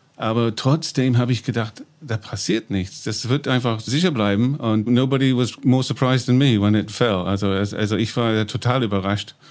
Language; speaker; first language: German; non-native, fluent; English